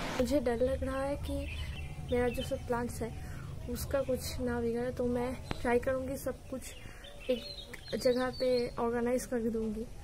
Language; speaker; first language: Hindi; non-native, local second language; Bangla